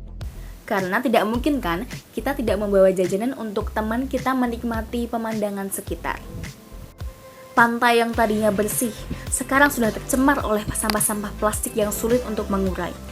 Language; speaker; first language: Indonesian; native; Indonesian